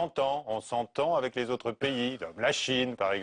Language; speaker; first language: French; native; French